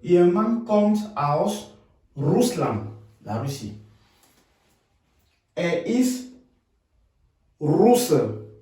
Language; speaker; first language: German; non-native, fluent; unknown